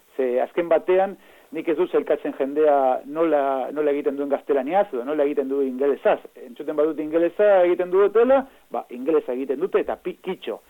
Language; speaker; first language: Basque; non-native, fluent; Spanish